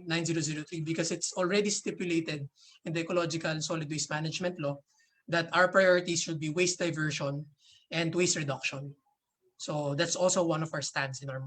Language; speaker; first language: English; non-native, local second language; Filipino